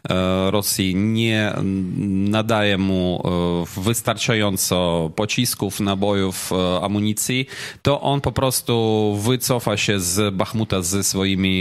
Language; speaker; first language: Polish; non-native, fluent; Ukrainian